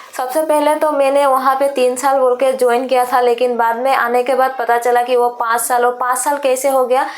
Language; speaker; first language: Hindi; non-native, local second language; Sadri